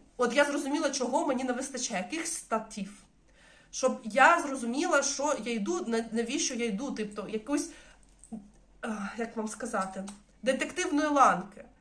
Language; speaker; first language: Ukrainian; non-native, local second language; Russian